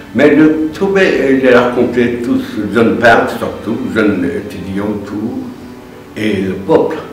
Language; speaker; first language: French; non-native, learner; Bangla